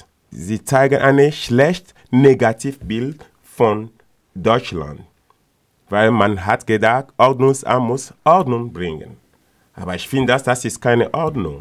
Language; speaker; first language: German; non-native, learner; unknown